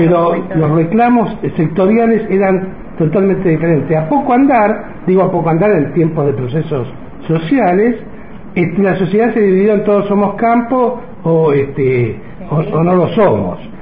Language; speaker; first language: Spanish; native; Spanish